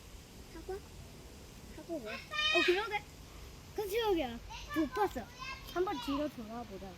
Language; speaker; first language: Korean; early bilingual, heritage; Korean